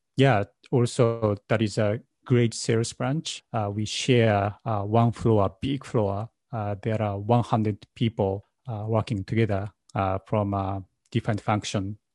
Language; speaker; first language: English; non-native, learner; Japanese